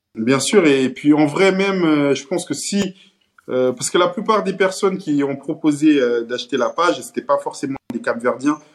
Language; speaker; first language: French; early bilingual, other home language; Kabuverdianu